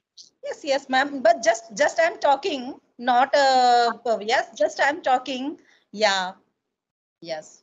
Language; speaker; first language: English; non-native, learner; Hindi